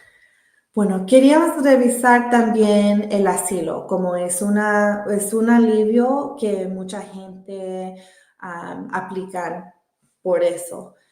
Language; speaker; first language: Spanish; early bilingual, heritage; Spanish